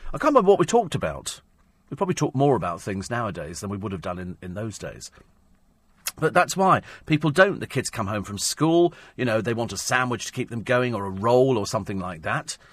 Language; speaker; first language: English; native; English